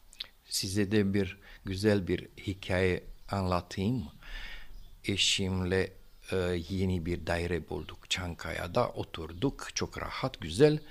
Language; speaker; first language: Turkish; non-native, fluent; Romanian